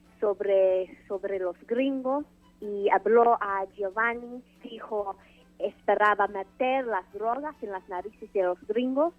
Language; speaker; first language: Spanish; non-native, fluent; English